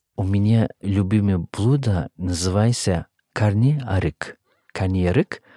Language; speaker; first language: Russian; non-native, fluent; Turkish